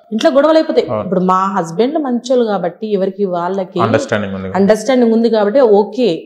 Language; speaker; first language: Telugu; native; Telugu